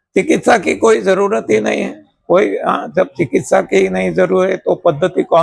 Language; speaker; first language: Hindi; non-native, local second language; Gujarati